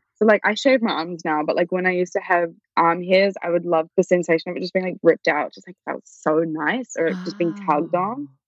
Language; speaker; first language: English; native; English